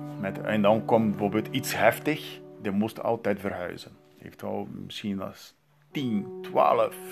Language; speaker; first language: Dutch; non-native, learner; Portuguese